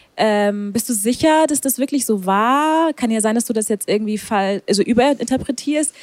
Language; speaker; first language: German; native; German